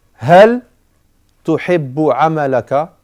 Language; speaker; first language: Arabic; non-native, fluent; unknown